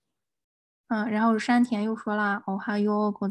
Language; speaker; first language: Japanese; non-native, fluent; Chinese